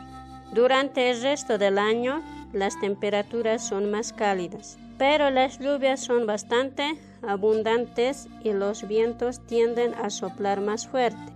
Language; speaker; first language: Spanish; native; Spanish